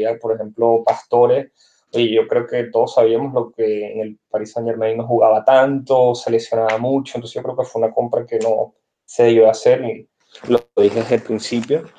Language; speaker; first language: Spanish; native; Spanish